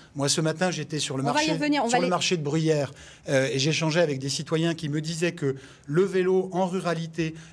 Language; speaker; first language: French; native; French